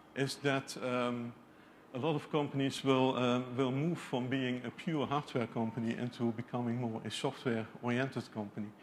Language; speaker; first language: English; non-native, fluent; Dutch